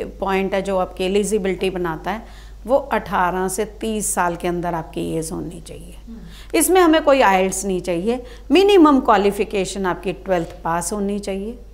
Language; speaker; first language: Hindi; non-native, local second language; Punjabi